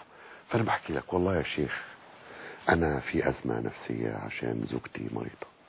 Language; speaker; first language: Arabic; native; Arabic